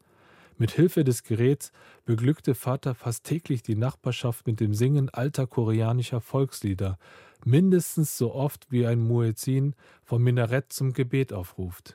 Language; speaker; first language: German; early bilingual, other home language; Korean